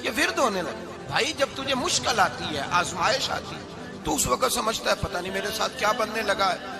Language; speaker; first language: Urdu; non-native, local second language; Punjabi